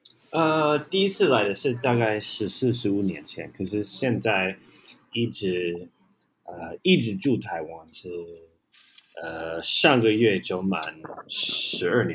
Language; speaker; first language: Chinese; non-native, fluent; English